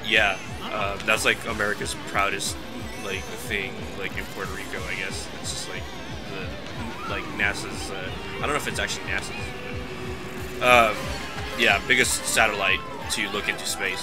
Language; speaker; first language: English; native; English